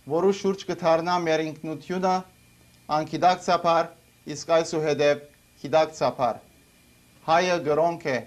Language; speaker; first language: Armenian; early bilingual, heritage; Armenian